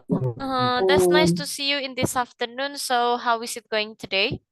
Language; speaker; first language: English; non-native, fluent; Indonesian